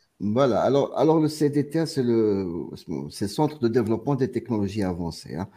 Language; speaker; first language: French; non-native, local second language; Arabic